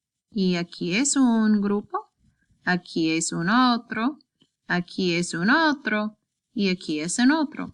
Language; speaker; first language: Spanish; non-native, learner; English